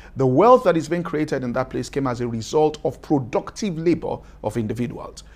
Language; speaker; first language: English; non-native, local second language; Yoruba